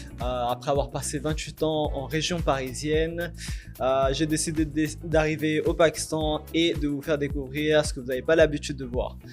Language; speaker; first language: French; early bilingual, other home language; Urdu